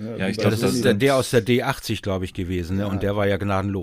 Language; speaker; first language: German; native; German